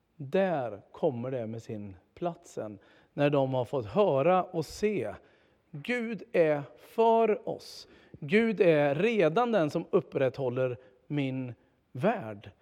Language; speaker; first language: Swedish; native; Swedish